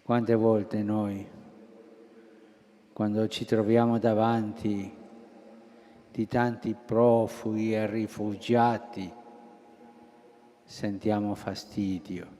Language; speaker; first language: Italian; non-native, fluent; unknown